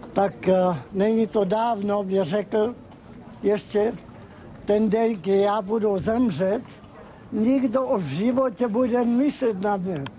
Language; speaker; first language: Czech; non-native, learner; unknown